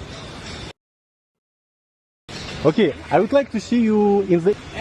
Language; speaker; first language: English; non-native, learner; Russian